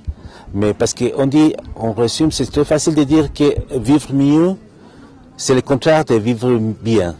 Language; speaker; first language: French; non-native, fluent; Spanish